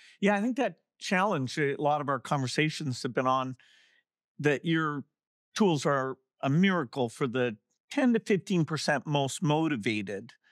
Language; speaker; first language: English; native; English